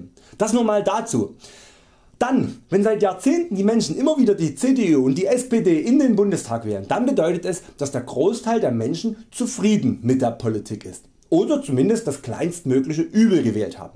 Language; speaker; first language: German; native; German